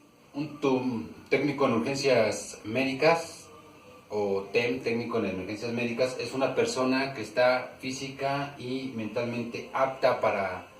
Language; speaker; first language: Spanish; native; Spanish